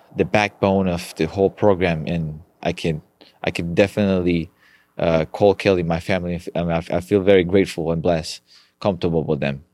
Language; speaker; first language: English; non-native, fluent; Spanish